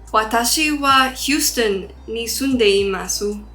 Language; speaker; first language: Japanese; non-native, learner; English